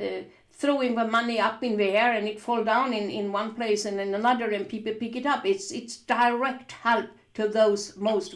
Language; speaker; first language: English; non-native, fluent; Swedish